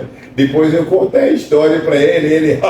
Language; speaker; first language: Portuguese; non-native, fluent; English